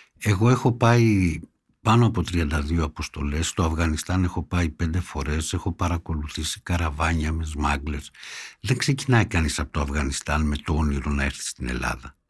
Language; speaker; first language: Greek; native; Greek